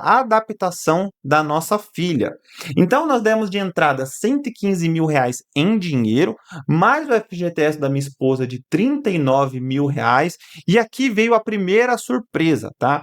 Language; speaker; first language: Portuguese; native; Portuguese